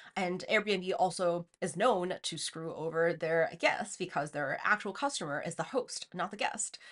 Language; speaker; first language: English; non-native, fluent; Chinese